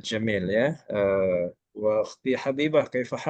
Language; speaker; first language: Arabic; non-native, fluent; Malay